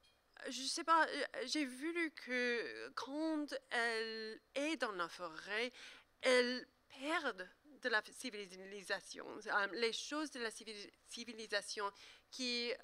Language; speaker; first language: French; non-native, learner; English